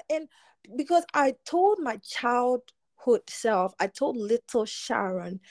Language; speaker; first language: English; non-native, local second language; Akan